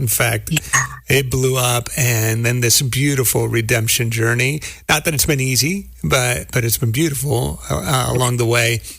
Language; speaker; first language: English; native; English